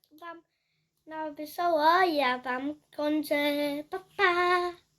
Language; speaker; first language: Polish; early bilingual, heritage; Polish